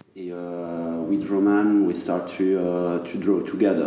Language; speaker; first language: English; non-native, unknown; Italian